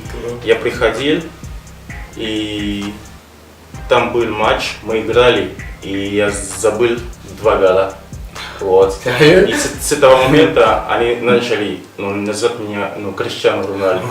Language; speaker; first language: Russian; non-native, fluent; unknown